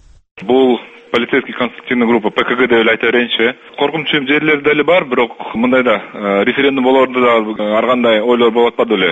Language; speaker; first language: Kyrgyz; native; Kyrgyz